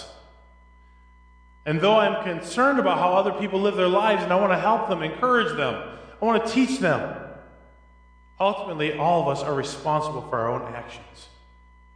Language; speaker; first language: English; native; English